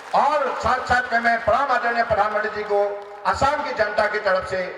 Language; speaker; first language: Hindi; non-native, local second language; Assamese